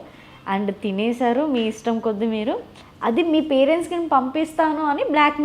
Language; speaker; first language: Telugu; native; Telugu